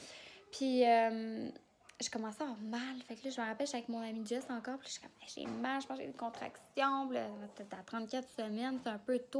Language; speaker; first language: French; native; French